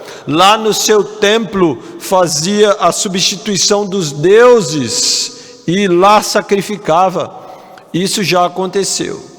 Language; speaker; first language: Portuguese; native; Portuguese